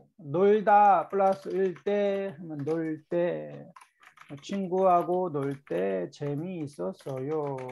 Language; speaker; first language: Korean; native; Korean